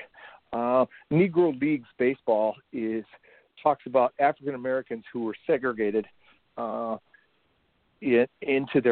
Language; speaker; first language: English; native; English